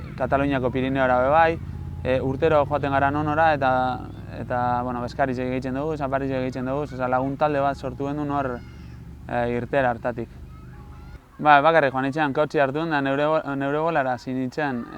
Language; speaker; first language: Basque; native; Basque